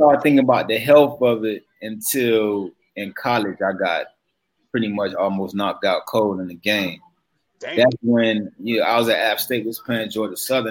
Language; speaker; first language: English; native; English